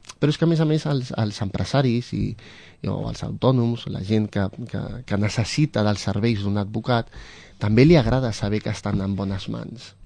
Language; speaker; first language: Catalan; non-native, local second language; Spanish